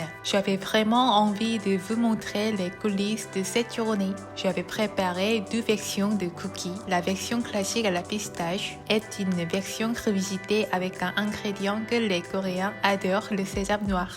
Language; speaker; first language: French; non-native, fluent; Korean